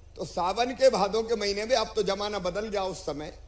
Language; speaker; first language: Hindi; native; Hindi